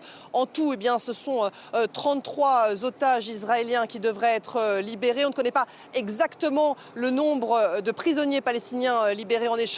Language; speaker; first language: French; native; French